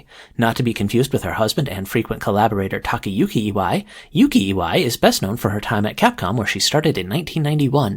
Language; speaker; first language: English; native; English